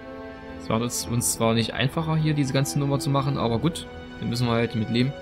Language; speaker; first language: German; native; German